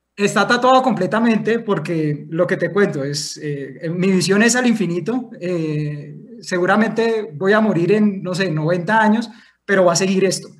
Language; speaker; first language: Spanish; native; Spanish